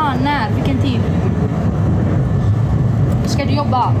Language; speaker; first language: Swedish; early bilingual, other home language; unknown